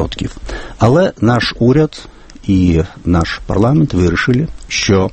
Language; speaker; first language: Ukrainian; non-native, fluent; Lithuanian